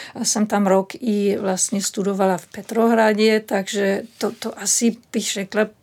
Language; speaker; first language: Czech; non-native, fluent; German